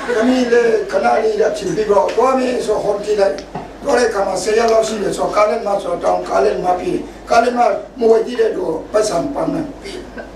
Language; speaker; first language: Burmese; non-native, local second language; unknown